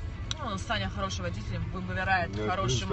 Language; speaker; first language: Russian; native; Russian